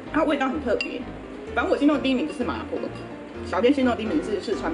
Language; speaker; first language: Chinese; native; Chinese